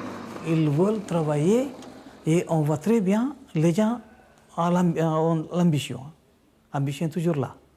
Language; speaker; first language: French; non-native, local second language; Malagasy